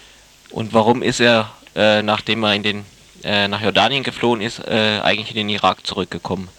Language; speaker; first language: German; native; German